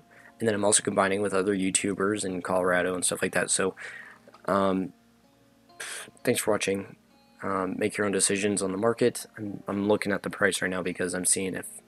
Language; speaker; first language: English; native; English